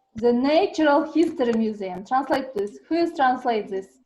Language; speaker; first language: English; non-native, learner; Kazakh